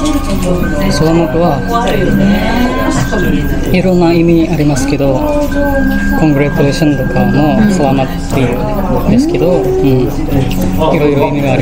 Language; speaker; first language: Japanese; non-native, learner; Indonesian